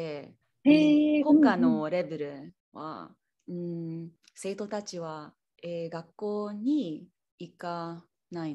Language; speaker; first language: Japanese; non-native, learner; English